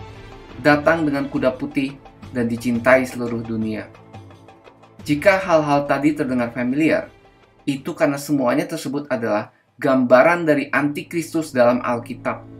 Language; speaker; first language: Indonesian; native; Indonesian